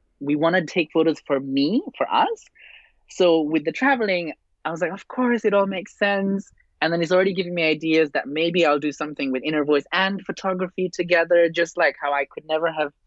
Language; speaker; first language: English; non-native, fluent; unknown